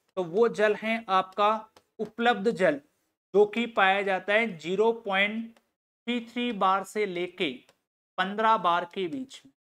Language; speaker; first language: Hindi; native; Hindi